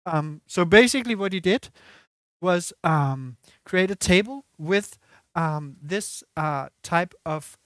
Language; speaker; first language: English; non-native, fluent; Danish